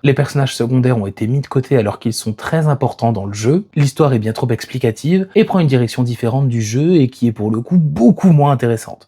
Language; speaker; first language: French; native; French